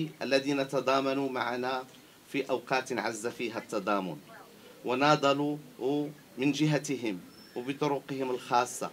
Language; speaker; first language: Arabic; native; Arabic